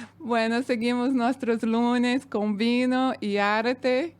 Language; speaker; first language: Spanish; non-native, fluent; Portuguese